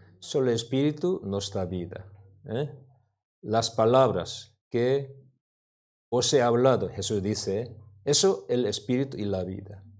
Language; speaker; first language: Spanish; non-native, learner; Korean